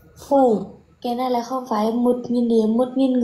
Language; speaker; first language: Vietnamese; non-native, learner; Javanese